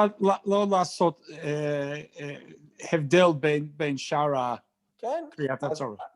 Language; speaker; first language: Hebrew; non-native, fluent; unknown